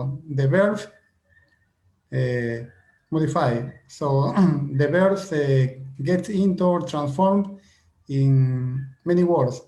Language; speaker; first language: English; non-native, fluent; Spanish